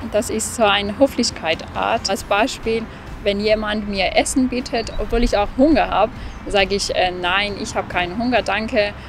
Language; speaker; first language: German; non-native, fluent; Persian